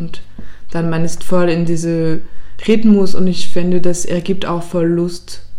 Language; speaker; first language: German; non-native, fluent; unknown